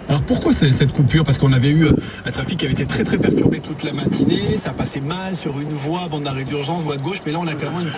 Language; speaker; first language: French; native; French